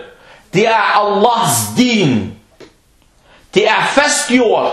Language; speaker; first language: Danish; early bilingual, other home language; Arabic